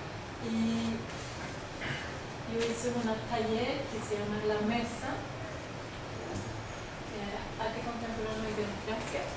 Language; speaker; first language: Spanish; non-native, learner; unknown